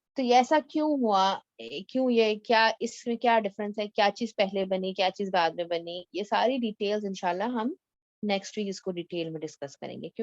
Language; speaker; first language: Urdu; native; Urdu